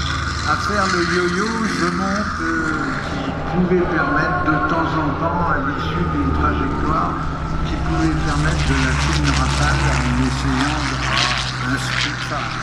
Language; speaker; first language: French; native; French